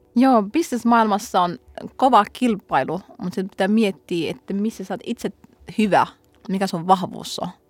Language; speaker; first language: Finnish; early bilingual, other home language; Somali